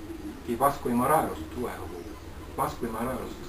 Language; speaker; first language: Bulgarian; non-native, learner; Finnish